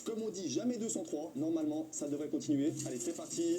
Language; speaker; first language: French; native; French